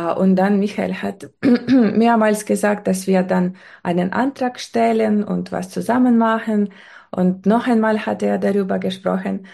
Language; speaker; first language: German; non-native, fluent; Ukrainian